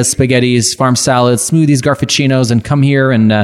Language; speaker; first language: English; non-native, fluent; French